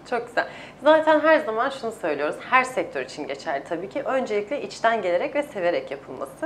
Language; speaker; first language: Turkish; native; Turkish